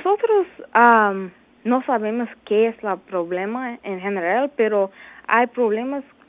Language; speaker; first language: Spanish; non-native, learner; English